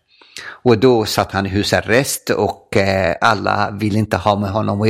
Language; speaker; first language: Swedish; non-native, fluent; Arabic